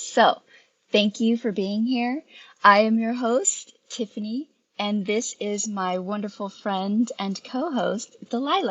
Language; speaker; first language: English; native; English